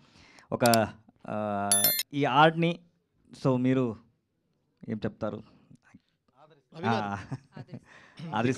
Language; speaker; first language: Telugu; non-native, learner; Kannada